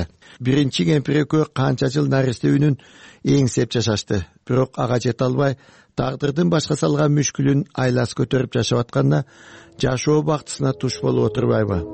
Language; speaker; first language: Kyrgyz; native; Kyrgyz